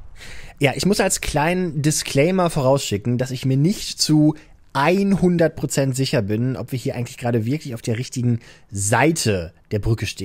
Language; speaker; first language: German; native; German